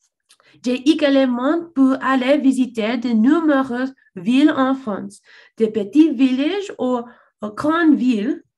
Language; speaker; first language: French; non-native, learner; English